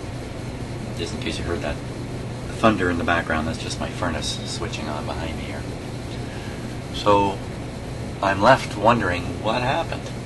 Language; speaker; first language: English; native; English